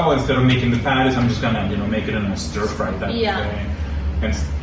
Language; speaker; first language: English; non-native, fluent; Spanish